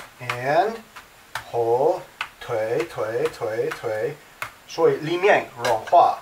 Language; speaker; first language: Chinese; non-native, learner; English